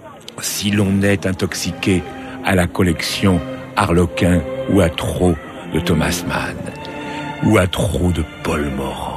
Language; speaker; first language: French; native; French